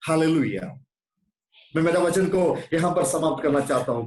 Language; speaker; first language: Hindi; non-native, local second language; Malayalam